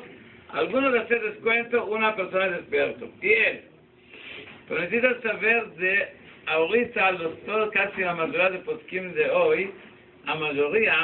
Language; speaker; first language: Spanish; non-native, learner; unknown